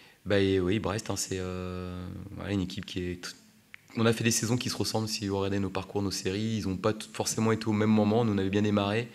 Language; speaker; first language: French; native; French